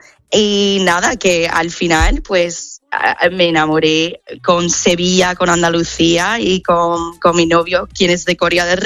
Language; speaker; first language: Spanish; non-native, fluent; English